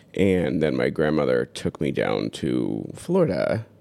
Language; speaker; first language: English; native; English